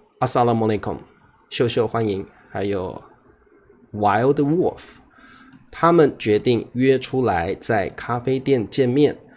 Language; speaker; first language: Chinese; native; Chinese